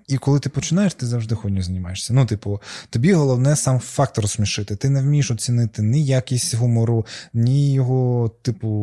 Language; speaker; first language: Ukrainian; non-native, local second language; Russian